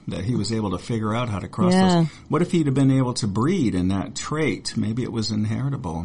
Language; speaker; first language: English; native; English